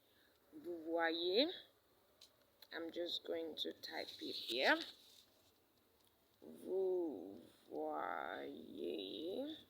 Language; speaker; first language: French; non-native, fluent; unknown